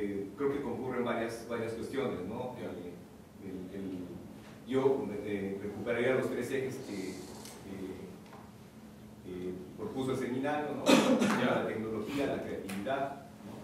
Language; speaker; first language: Spanish; native; Spanish